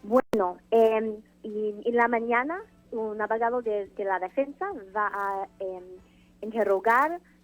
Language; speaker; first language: Spanish; non-native, fluent; English